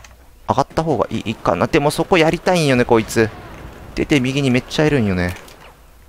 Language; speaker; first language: Japanese; native; Japanese